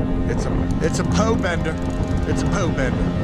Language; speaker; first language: English; native; English